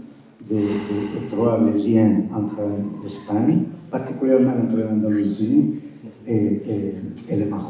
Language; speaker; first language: French; non-native, fluent; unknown